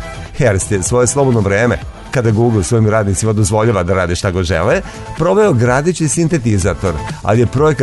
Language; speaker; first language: Serbian; native; Serbian